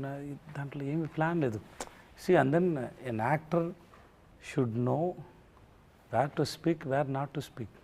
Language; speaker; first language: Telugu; non-native, learner; Tamil